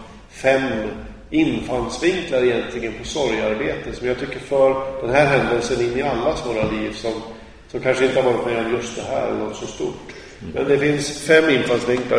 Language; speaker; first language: Swedish; native; Swedish